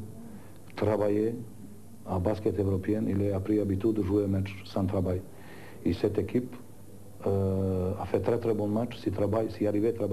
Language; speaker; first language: French; non-native, learner; Croatian